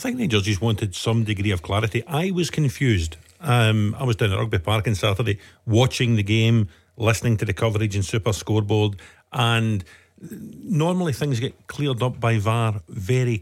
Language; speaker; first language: English; native; English